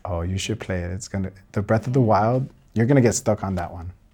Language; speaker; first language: English; early bilingual, other home language; Spanish